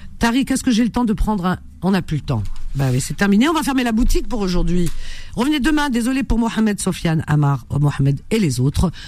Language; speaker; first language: French; native; French